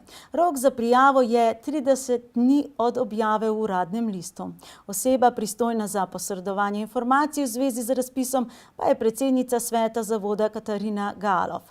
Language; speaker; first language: Slovenian; native; Slovenian